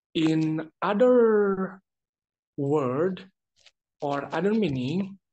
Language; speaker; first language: English; non-native, learner; Indonesian